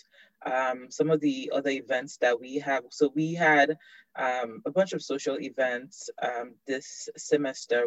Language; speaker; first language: English; non-native, local second language; Yoruba